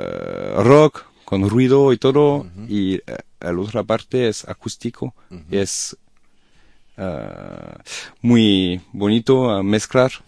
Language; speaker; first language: Spanish; non-native, learner; French